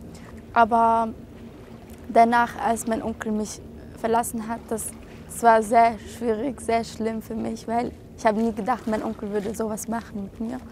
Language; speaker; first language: German; non-native, learner; Arabic